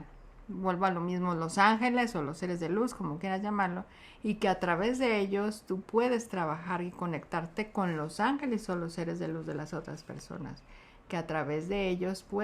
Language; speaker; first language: Spanish; native; Spanish